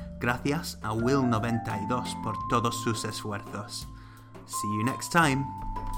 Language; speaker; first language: Spanish; non-native, fluent; English